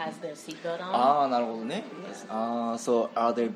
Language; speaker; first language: English; non-native, learner; Japanese